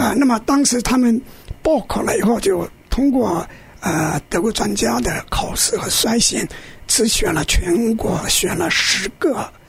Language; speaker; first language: Chinese; non-native, local second language; Korean